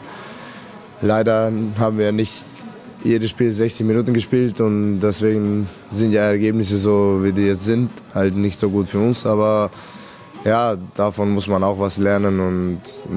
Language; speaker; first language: German; non-native, fluent; Serbian